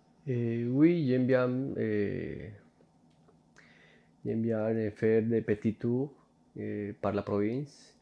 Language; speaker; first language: French; non-native, learner; Spanish